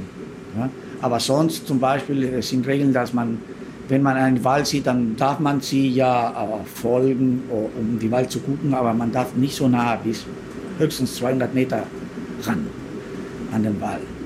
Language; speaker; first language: German; non-native, fluent; Spanish